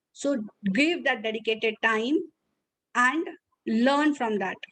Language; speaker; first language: English; non-native, local second language; Marathi